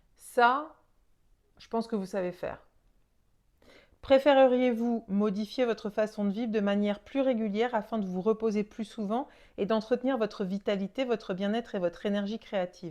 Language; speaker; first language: French; native; French